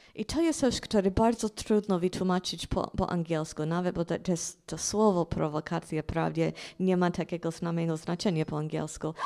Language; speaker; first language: Polish; non-native, fluent; English